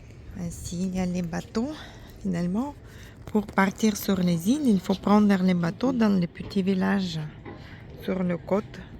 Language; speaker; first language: French; non-native, fluent; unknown